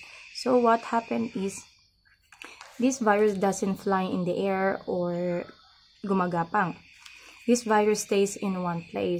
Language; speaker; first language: English; non-native, local second language; Filipino